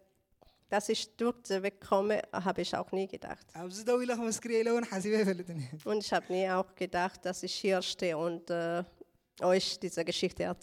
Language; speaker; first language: German; non-native, learner; Tigrinya